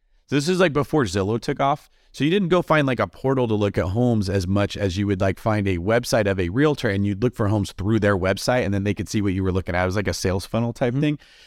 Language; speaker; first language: English; native; English